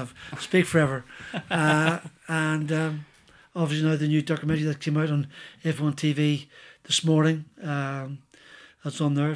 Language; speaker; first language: English; native; English